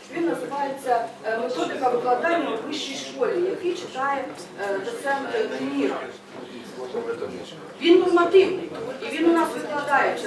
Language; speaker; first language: Ukrainian; non-native, local second language; Russian